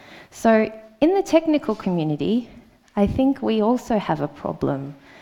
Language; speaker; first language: English; native; English